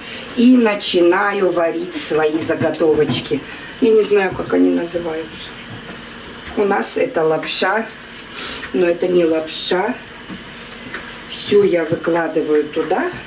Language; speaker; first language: Russian; native; Russian